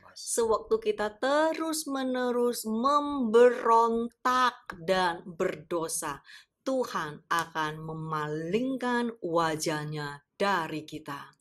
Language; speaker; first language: Indonesian; native; Indonesian